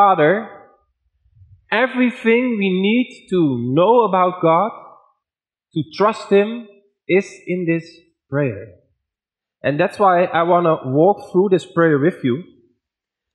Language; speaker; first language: English; non-native, fluent; Dutch